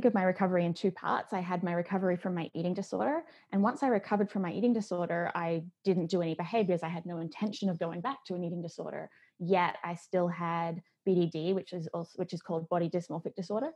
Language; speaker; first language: English; native; English